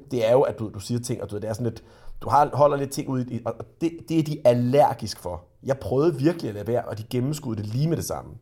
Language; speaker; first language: Danish; native; Danish